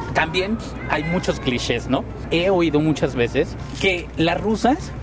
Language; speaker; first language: Spanish; native; Spanish